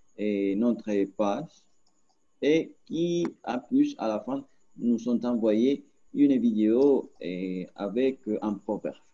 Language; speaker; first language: French; non-native, learner; Spanish